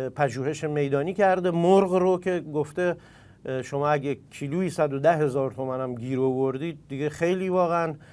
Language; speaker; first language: Persian; non-native, local second language; Central Kurdish